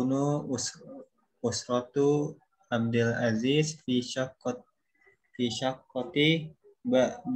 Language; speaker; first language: Arabic; non-native, learner; Indonesian